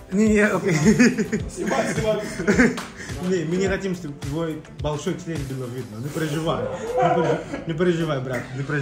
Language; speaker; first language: Russian; non-native, learner; Portuguese